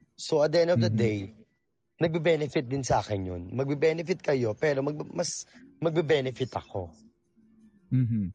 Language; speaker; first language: Filipino; native; Filipino